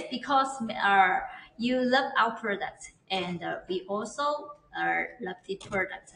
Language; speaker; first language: English; non-native, learner; Chinese